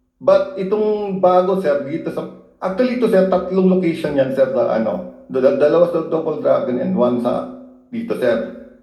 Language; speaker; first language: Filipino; native; Filipino